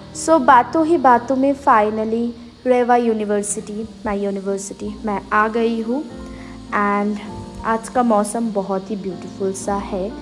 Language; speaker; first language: Hindi; non-native, local second language; Bangla